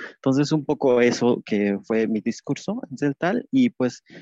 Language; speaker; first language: Spanish; non-native, local second language; Tzeltal